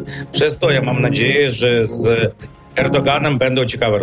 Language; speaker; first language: Polish; non-native, fluent; Ukrainian